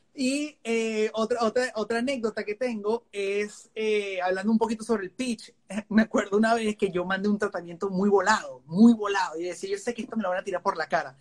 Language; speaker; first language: Spanish; native; Spanish